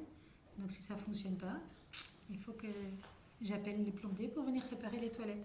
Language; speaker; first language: French; native; French